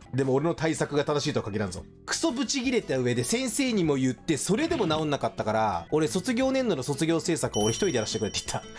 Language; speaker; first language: Japanese; native; Japanese